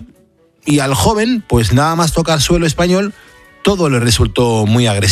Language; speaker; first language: Spanish; native; Spanish